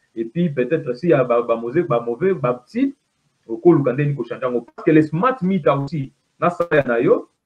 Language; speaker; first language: French; non-native, local second language; Lingala